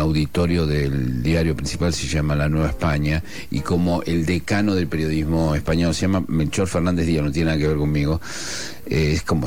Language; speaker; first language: Spanish; non-native, local second language; Asturian